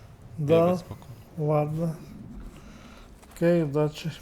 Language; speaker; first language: Russian; non-native, local second language; Latvian